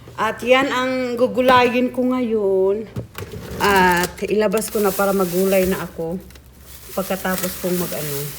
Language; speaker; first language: Filipino; non-native, local second language; Cebuano